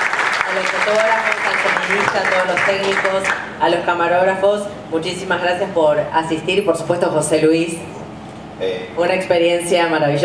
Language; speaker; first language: Spanish; native; Spanish